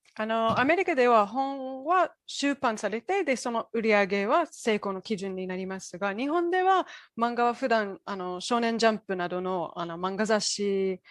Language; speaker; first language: Japanese; non-native, fluent; English